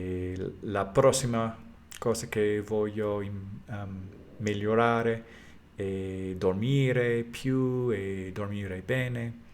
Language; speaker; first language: Italian; non-native, learner; English